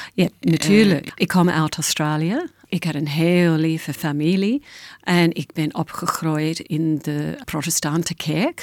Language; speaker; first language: Dutch; non-native, fluent; English